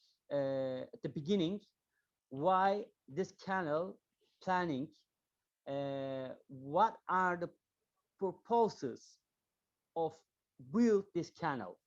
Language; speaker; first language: English; non-native, learner; Turkish